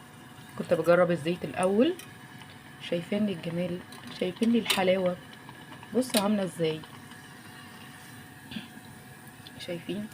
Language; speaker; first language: Arabic; native; Arabic